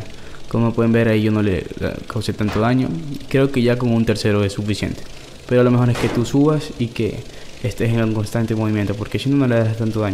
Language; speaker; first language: Spanish; native; Spanish